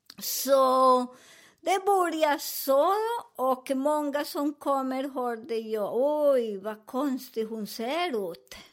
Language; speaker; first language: Swedish; non-native, learner; Spanish